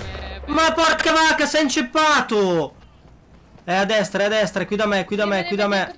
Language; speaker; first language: Italian; native; Italian